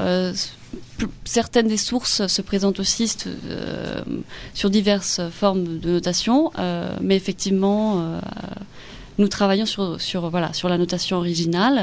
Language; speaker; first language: French; non-native, fluent; Spanish